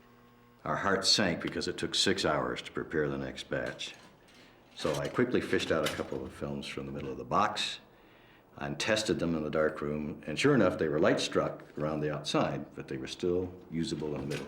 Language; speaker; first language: English; native; English